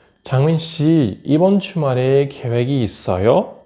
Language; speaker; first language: Korean; non-native, fluent; French